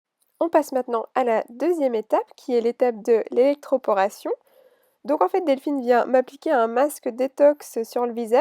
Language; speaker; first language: French; native; French